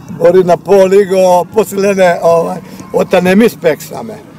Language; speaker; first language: Greek; non-native, learner; Bosnian